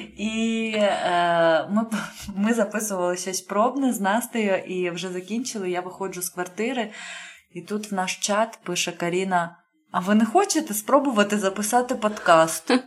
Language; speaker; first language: Ukrainian; native; Ukrainian